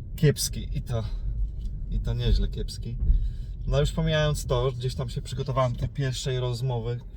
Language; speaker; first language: Polish; native; Polish